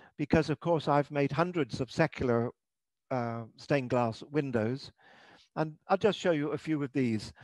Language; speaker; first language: English; native; English